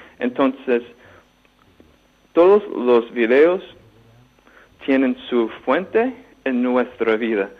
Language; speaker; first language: Spanish; non-native, fluent; English